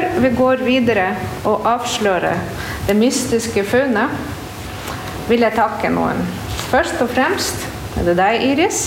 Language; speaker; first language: Norwegian; non-native, fluent; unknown